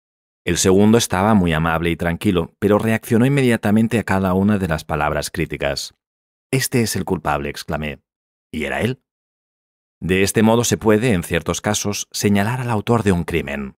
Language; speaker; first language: Spanish; native; Spanish